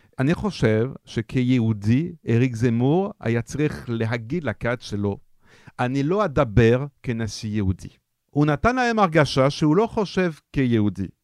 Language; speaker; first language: Hebrew; non-native, fluent; French